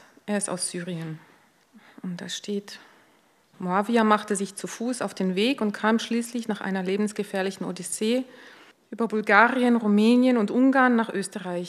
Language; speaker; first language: German; non-native, fluent; Hungarian